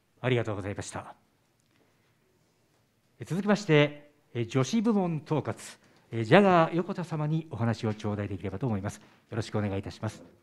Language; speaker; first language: Japanese; native; Japanese